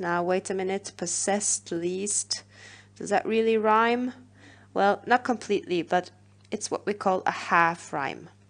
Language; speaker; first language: English; non-native, fluent; Norwegian